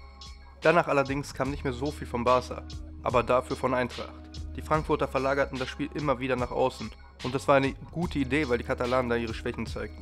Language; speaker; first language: German; native; German